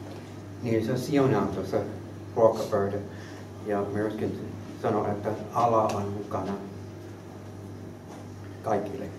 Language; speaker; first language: Finnish; non-native, learner; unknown